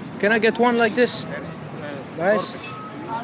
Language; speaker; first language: English; non-native, learner; French